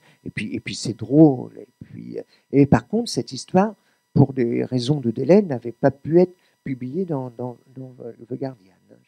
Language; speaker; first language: French; native; French